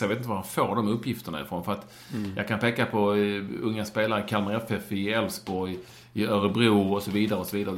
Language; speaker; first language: Swedish; native; Swedish